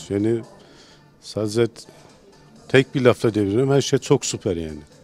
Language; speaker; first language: Turkish; non-native, fluent; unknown